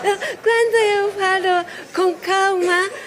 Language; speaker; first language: Portuguese; non-native, learner; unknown